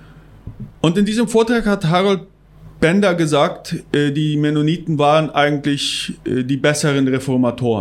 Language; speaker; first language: German; non-native, local second language; Plautdietsch